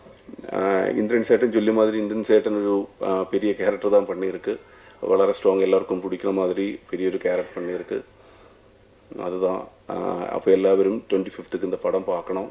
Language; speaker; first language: Tamil; non-native, learner; Malayalam